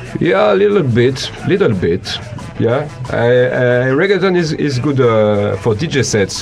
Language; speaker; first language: English; non-native, learner; French